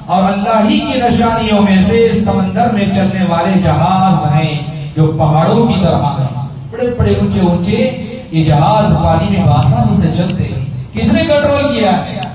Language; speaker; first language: Urdu; native; Urdu